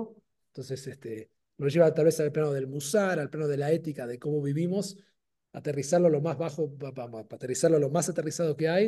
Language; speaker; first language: Spanish; native; Spanish